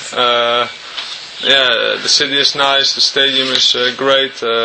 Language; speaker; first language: English; non-native, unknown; Dutch